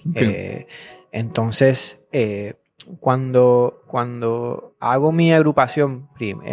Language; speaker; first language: Spanish; native; Spanish